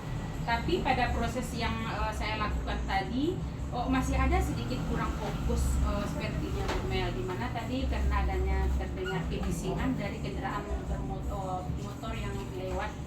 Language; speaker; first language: Indonesian; native; Indonesian